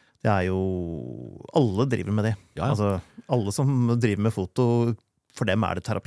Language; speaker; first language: Norwegian; native; Norwegian